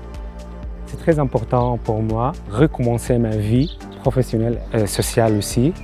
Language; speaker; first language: French; non-native, learner; Arabic